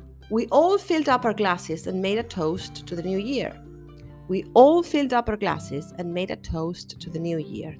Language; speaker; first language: English; non-native, fluent; Spanish